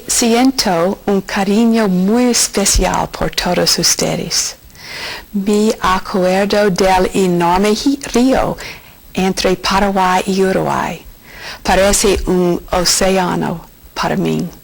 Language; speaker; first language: Spanish; non-native, learner; English